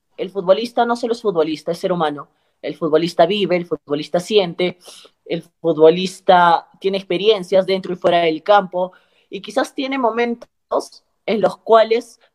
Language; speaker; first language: Spanish; native; Spanish